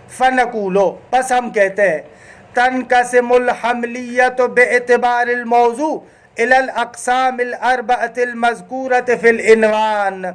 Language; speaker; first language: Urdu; non-native, local second language; Sindhi